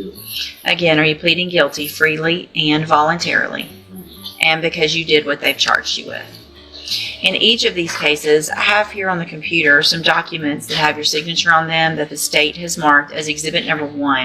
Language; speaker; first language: English; native; English